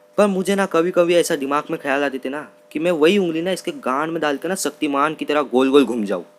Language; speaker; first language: Hindi; non-native, local second language; Marathi